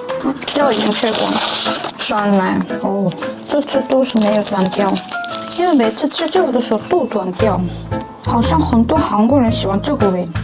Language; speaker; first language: Chinese; non-native, learner; Korean